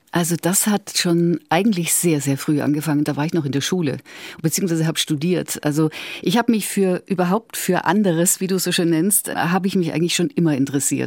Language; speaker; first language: German; native; German